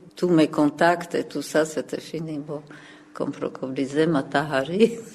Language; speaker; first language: French; non-native, fluent; Czech